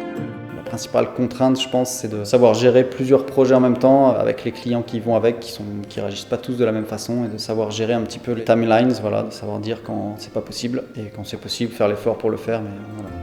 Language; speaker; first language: French; native; French